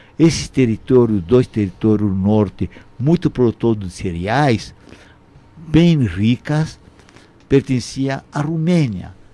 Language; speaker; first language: Portuguese; non-native, fluent; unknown